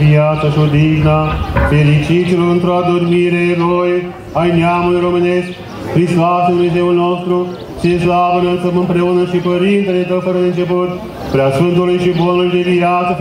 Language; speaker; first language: Romanian; native; Romanian